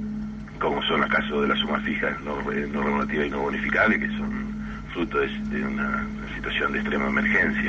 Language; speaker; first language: Spanish; native; Spanish